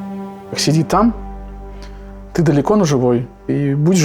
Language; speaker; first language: Russian; native; Russian